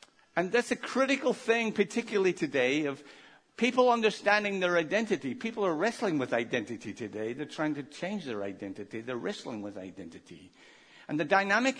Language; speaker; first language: English; native; English